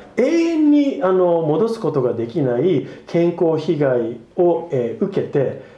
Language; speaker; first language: Japanese; non-native, fluent; English